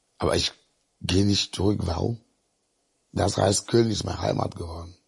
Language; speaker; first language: German; non-native, fluent; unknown